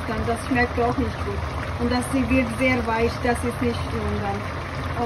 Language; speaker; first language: German; non-native, learner; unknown